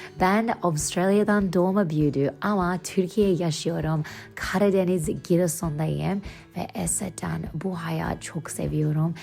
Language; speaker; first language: Turkish; non-native, learner; English